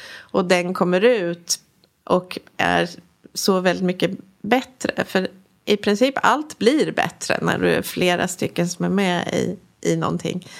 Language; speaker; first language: Swedish; native; Swedish